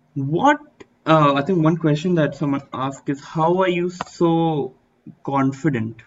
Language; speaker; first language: English; early bilingual, other home language; Hindi